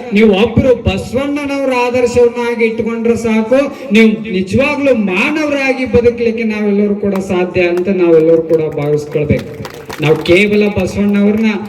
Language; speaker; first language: Kannada; native; Kannada